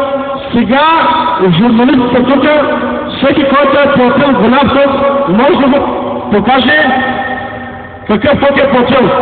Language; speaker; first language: Bulgarian; non-native, local second language; Turkish